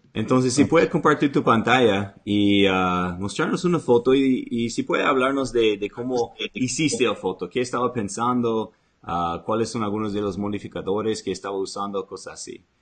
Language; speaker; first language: Spanish; non-native, learner; English